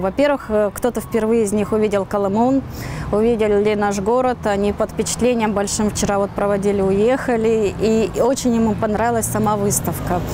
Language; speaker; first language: Russian; native; Russian